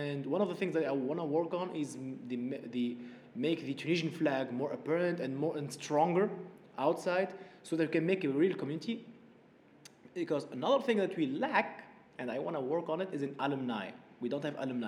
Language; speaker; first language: English; non-native, fluent; Arabic